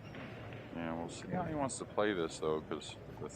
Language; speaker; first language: English; native; English